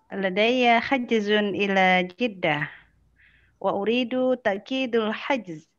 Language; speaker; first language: Arabic; non-native, learner; Indonesian